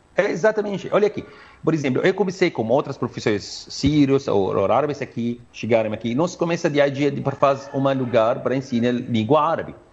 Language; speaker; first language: Portuguese; non-native, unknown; Arabic